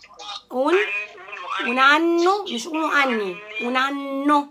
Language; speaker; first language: Italian; non-native, fluent; Arabic